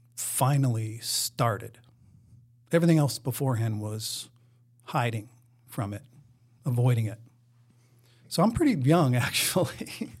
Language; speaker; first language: English; native; English